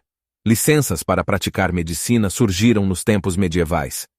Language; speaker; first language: Portuguese; native; Portuguese